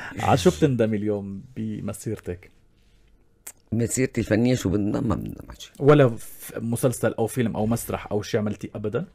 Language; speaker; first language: Arabic; native; Arabic